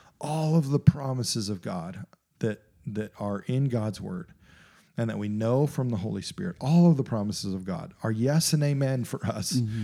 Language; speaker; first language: English; native; English